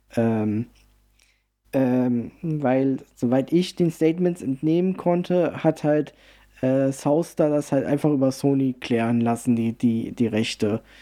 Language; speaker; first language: German; early bilingual, other home language; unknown